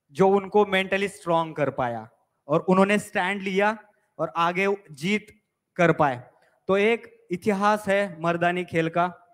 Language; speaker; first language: Hindi; non-native, local second language; Marathi